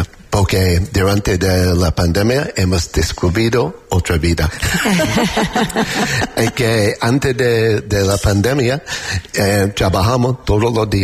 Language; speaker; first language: Spanish; non-native, learner; English